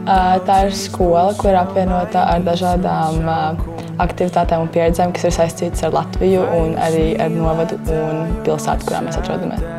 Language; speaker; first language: Latvian; early bilingual, heritage; Latvian